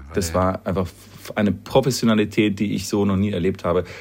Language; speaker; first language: German; native; German